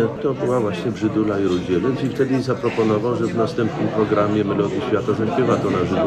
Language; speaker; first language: Polish; native; Polish